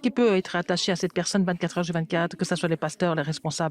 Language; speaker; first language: French; non-native, fluent; Korean